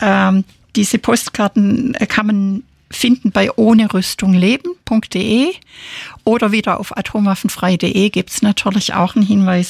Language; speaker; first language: German; native; German